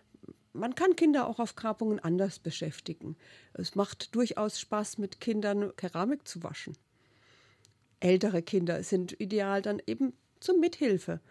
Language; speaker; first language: German; native; German